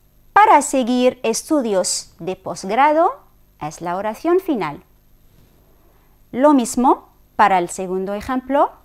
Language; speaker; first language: Spanish; non-native, fluent; Arabic